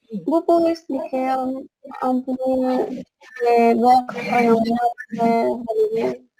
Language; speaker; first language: French; non-native, learner; Spanish